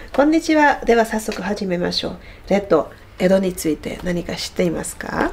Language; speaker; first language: Japanese; non-native, fluent; Hungarian